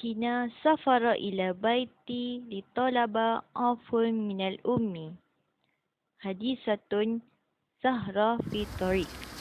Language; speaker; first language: Arabic; non-native, learner; Malay